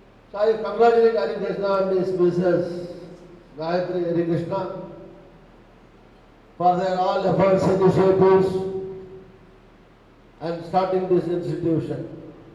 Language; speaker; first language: English; non-native, local second language; Tamil